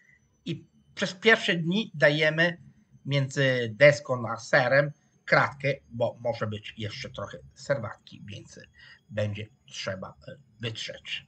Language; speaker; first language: Polish; non-native, fluent; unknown